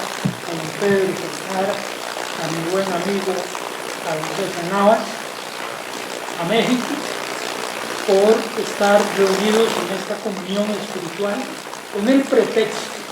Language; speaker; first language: Spanish; native; Spanish